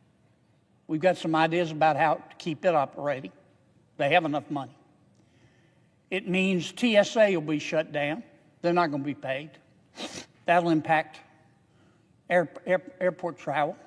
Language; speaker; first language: English; native; English